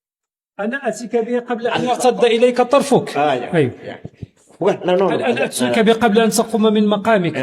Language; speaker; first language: Arabic; native; Arabic